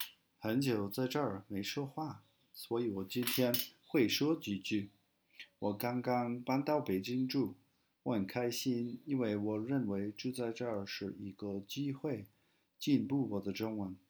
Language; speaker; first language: Chinese; non-native, fluent; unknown